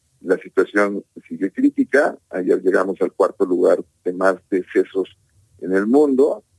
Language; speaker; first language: Spanish; native; Spanish